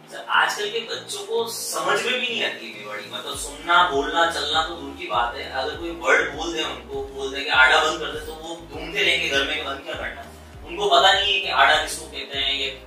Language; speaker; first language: Hindi; native; Hindi